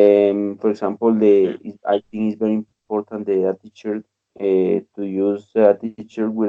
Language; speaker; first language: English; non-native, learner; Spanish